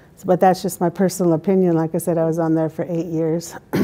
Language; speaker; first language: English; native; English